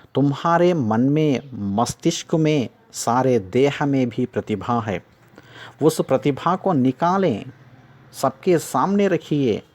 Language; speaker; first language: Hindi; non-native, local second language; Telugu